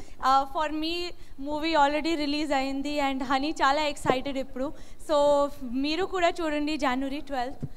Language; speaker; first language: Telugu; non-native, learner; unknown